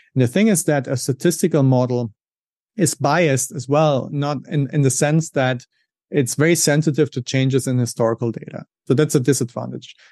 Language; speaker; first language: English; non-native, fluent; German